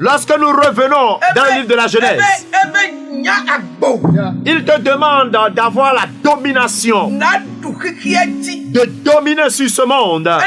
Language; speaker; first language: French; non-native, local second language; Ewe